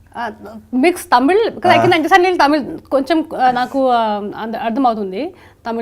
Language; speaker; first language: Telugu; non-native, local second language; Hindi